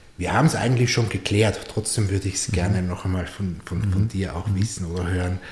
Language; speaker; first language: German; native; German